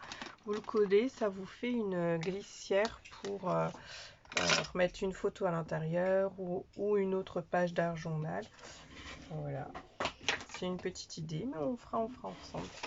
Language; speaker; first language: French; native; French